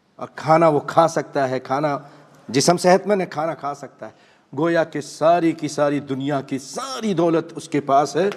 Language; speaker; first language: Urdu; native; Urdu